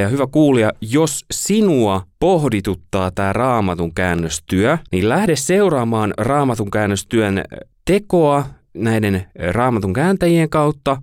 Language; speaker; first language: Finnish; native; Finnish